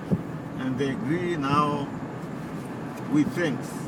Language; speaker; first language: English; non-native, local second language; Swahili